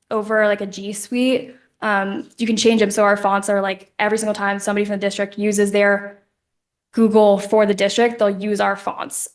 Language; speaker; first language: English; native; English